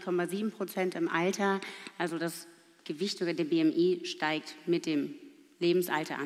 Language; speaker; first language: German; native; German